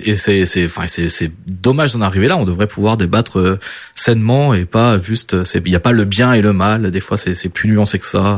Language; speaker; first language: French; early bilingual, other home language; Portuguese